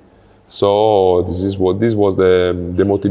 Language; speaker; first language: English; non-native, learner; Italian